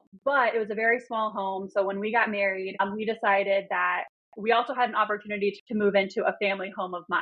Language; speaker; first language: English; native; English